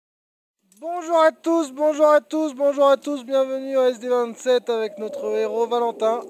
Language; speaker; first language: French; native; French